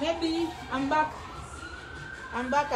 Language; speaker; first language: English; non-native, learner; French